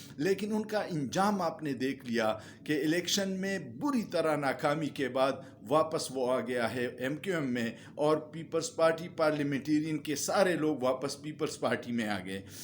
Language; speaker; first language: Urdu; non-native, local second language; Pashto